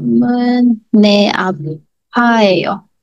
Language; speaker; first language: Korean; non-native, learner; Filipino